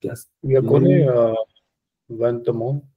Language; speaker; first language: French; non-native, learner; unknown